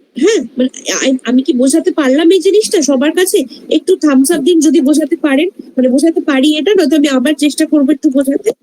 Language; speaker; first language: Bangla; non-native, local second language; Hindi